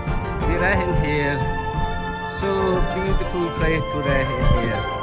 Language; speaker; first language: English; non-native, learner; Vietnamese